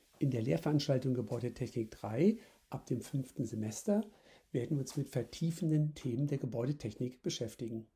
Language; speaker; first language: German; native; German